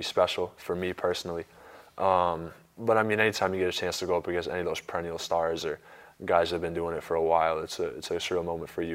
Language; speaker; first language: English; native; English